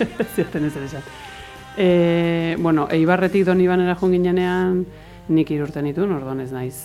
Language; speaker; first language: Basque; early bilingual, heritage; Spanish